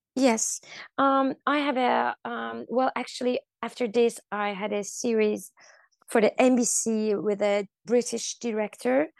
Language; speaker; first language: English; non-native, fluent; Persian